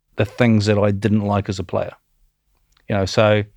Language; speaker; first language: English; native; English